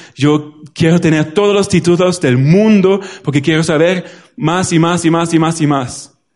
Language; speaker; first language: Spanish; non-native, fluent; German